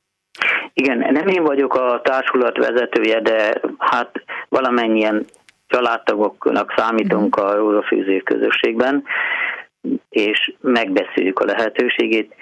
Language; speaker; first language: Hungarian; native; Hungarian